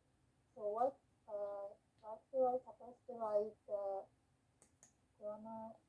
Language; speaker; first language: English; non-native, learner; Japanese